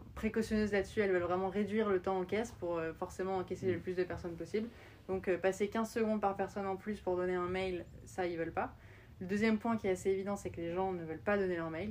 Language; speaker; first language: French; native; French